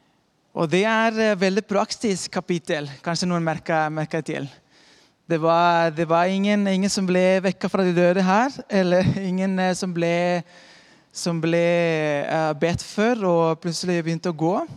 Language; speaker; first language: Norwegian; non-native, fluent; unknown